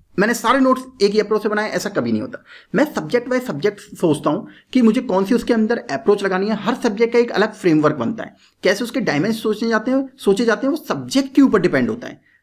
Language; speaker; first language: Hindi; native; Hindi